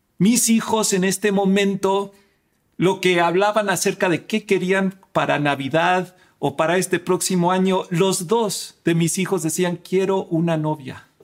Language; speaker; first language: Spanish; native; Spanish